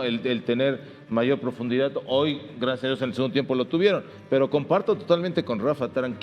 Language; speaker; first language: Spanish; native; Spanish